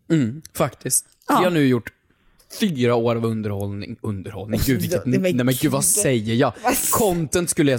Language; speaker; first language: Swedish; native; Swedish